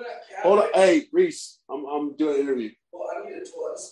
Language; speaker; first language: English; native; English